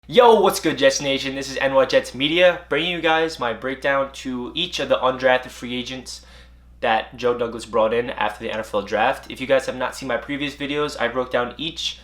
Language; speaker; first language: English; native; English